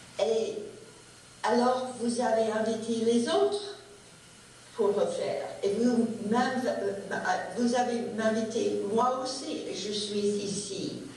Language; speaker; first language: French; non-native, learner; English